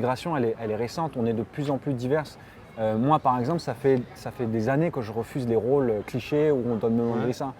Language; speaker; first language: French; early bilingual, other home language; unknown